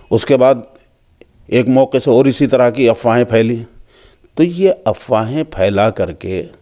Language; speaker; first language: Hindi; native; Hindi